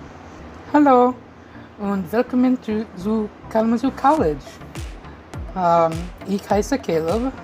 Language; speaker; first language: German; non-native, learner; English